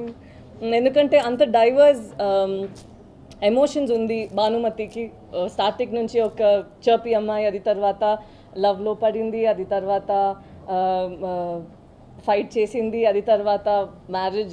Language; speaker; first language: Telugu; non-native, local second language; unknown